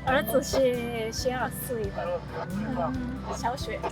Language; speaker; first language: Chinese; non-native, learner; Japanese